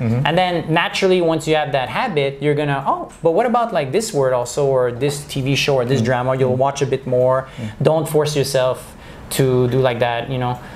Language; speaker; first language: English; native; English